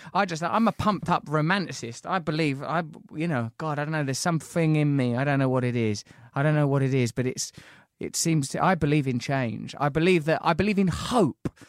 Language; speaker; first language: English; native; English